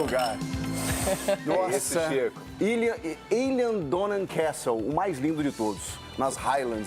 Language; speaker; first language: Portuguese; native; Portuguese